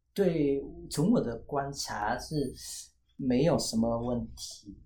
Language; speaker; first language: Chinese; non-native, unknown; Vietnamese